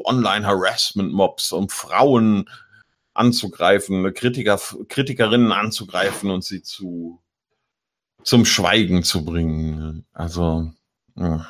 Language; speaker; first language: German; native; German